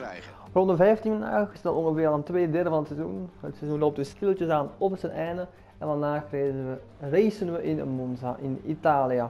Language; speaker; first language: Dutch; native; Dutch